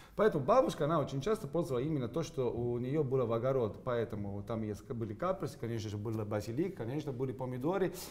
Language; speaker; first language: Russian; non-native, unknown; Italian